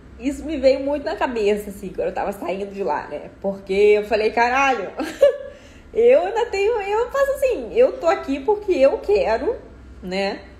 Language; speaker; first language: Portuguese; native; Portuguese